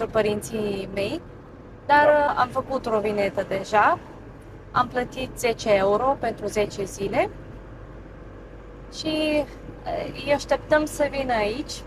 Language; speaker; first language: Romanian; non-native, fluent; Bulgarian